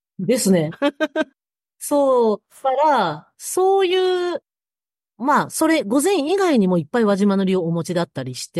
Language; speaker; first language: Japanese; native; Japanese